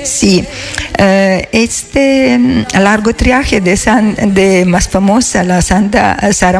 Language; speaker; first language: Spanish; non-native, learner; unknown